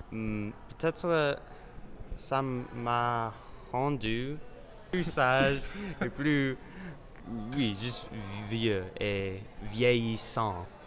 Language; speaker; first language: French; non-native, learner; English